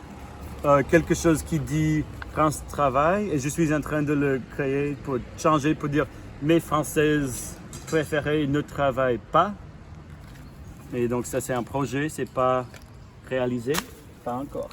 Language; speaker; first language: French; non-native, fluent; English